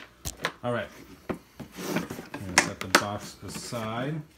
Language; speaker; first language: English; native; English